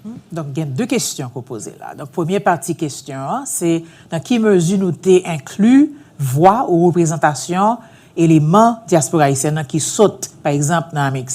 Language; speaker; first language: Haitian Creole; early bilingual, heritage; Haitian Creole